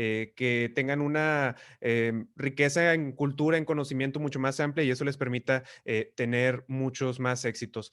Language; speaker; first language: Spanish; native; Spanish